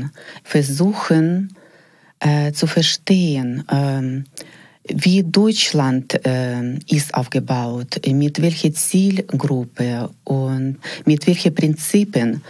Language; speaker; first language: German; non-native, fluent; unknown